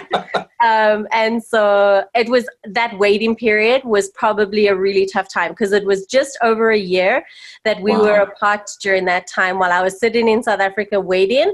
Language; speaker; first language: English; native; English